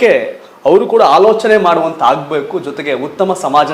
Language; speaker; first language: Kannada; native; Kannada